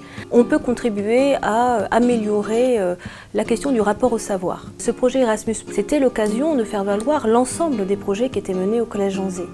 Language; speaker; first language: French; native; French